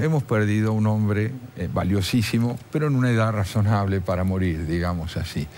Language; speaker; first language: Spanish; native; Spanish